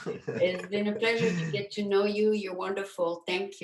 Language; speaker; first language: English; non-native, fluent; French